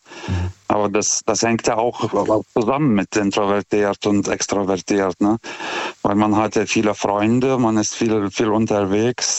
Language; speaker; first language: German; non-native, fluent; Lithuanian